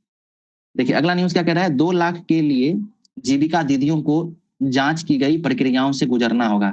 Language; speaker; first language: Hindi; native; Hindi